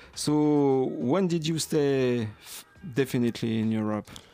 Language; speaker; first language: English; non-native, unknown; French